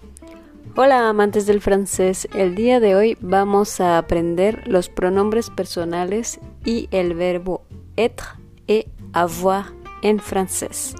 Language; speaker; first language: Spanish; non-native, fluent; French